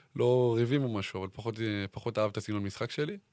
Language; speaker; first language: Hebrew; native; Hebrew